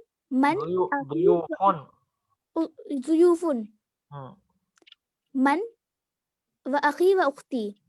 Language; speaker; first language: Arabic; non-native, learner; Urdu